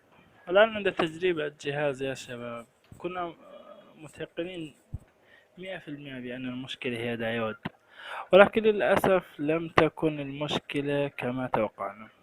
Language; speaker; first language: Arabic; native; Arabic